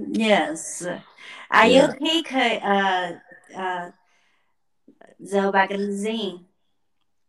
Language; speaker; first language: English; non-native, learner; Chinese